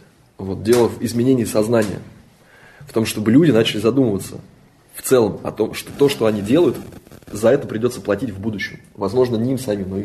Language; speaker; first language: Russian; native; Russian